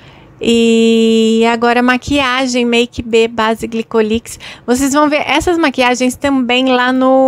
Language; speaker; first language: Portuguese; native; Portuguese